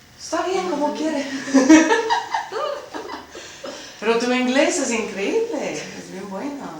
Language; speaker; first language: Spanish; early bilingual, heritage; Spanish